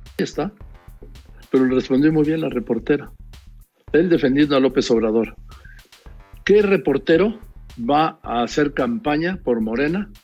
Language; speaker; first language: Spanish; native; Spanish